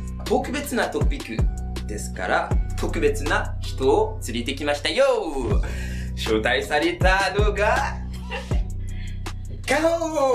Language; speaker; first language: Japanese; non-native, fluent; French